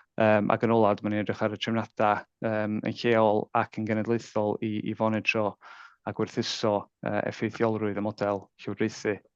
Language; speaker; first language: Welsh; native; Welsh